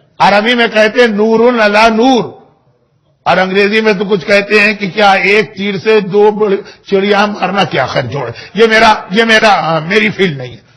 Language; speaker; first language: Urdu; native; Urdu